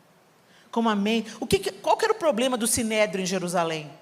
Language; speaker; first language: Portuguese; native; Portuguese